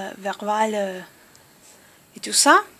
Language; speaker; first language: French; non-native, learner; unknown